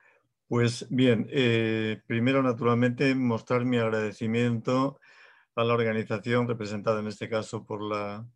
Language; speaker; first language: Spanish; native; Spanish